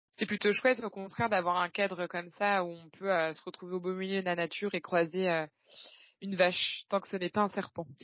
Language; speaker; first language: French; native; French